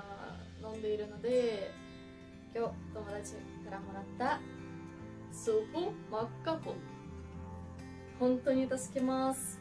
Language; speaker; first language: Japanese; non-native, learner; Ukrainian